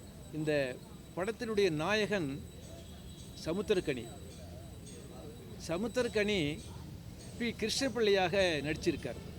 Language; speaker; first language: Tamil; native; Tamil